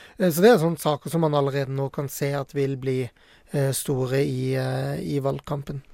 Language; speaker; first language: Norwegian; native; Norwegian